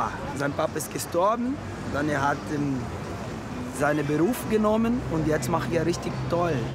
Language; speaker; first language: German; non-native, learner; Portuguese